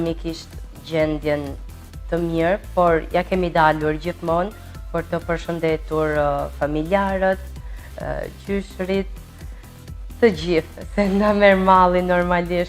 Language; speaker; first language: Albanian; early bilingual, heritage; Albanian